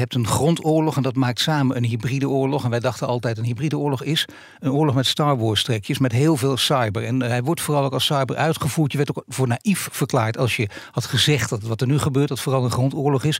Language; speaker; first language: Dutch; native; Dutch